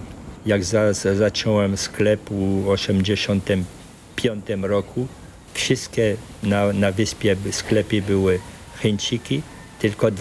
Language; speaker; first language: Polish; early bilingual, heritage; Polish